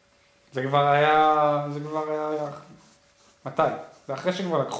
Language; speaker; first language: Hebrew; native; Hebrew